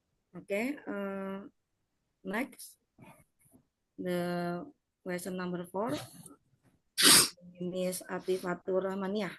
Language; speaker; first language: English; non-native, learner; Indonesian